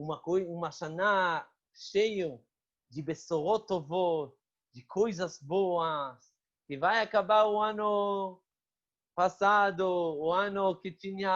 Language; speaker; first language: Portuguese; non-native, fluent; Hebrew